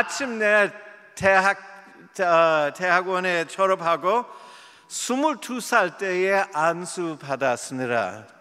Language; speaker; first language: Korean; non-native, fluent; English